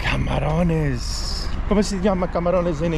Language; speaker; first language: Spanish; non-native, learner; English